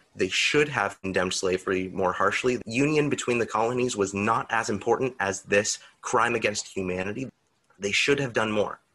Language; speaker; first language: English; native; English